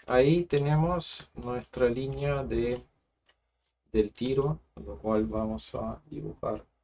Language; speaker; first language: Spanish; non-native, fluent; Russian